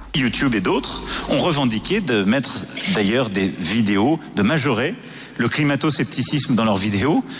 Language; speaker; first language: French; native; French